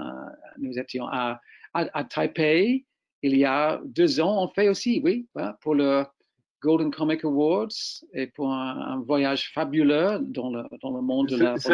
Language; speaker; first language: French; non-native, fluent; English